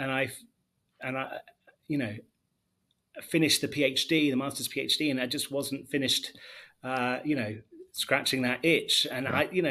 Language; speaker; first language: English; native; English